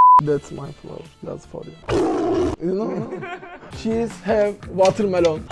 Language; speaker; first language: English; non-native, learner; Turkish